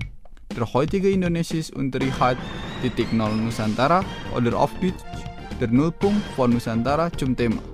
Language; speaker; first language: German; non-native, fluent; Indonesian